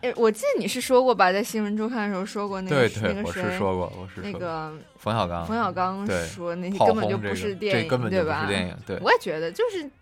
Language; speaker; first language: Chinese; native; Chinese